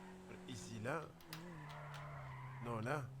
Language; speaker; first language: French; native; French